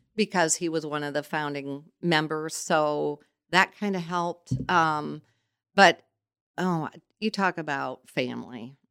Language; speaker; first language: English; native; English